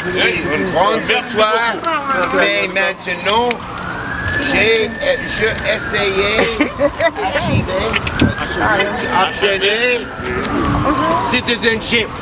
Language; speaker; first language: French; non-native, learner; English